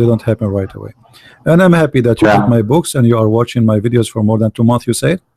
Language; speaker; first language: English; non-native, fluent; Arabic